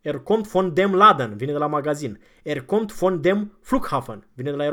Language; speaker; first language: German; non-native, fluent; Romanian